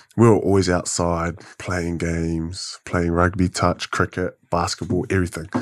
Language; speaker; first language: English; native; English